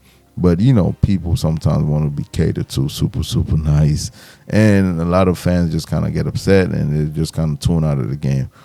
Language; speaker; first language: English; native; English